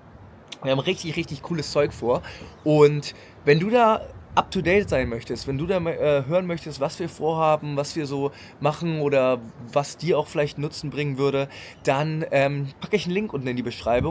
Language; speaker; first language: German; native; German